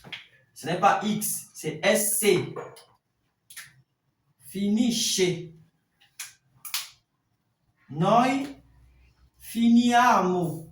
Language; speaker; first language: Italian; non-native, fluent; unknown